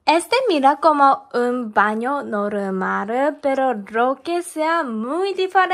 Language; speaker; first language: Spanish; non-native, learner; Japanese